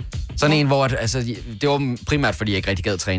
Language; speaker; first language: Danish; native; Danish